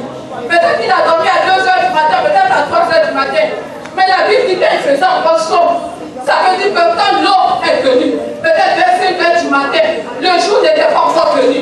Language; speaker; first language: French; non-native, local second language; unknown